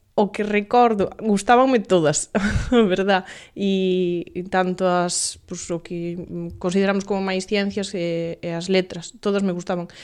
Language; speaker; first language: Galician; native; Galician